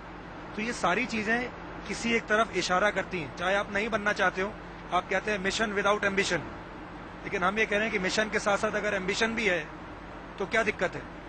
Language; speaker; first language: Hindi; native; Hindi